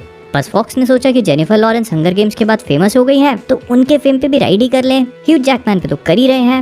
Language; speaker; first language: Hindi; native; Hindi